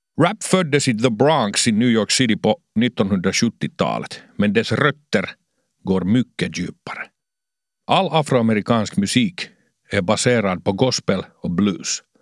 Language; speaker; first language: Swedish; non-native, local second language; Finnish